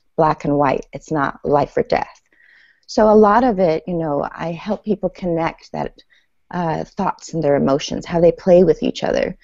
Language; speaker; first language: English; early bilingual, other home language; Persian